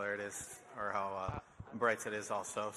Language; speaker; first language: English; native; English